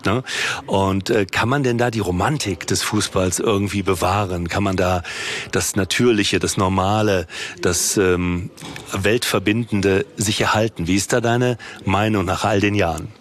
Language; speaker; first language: German; native; German